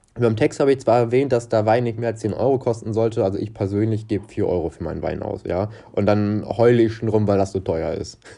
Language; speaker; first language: German; non-native, fluent; Portuguese